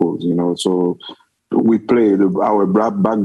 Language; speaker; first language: English; non-native, fluent; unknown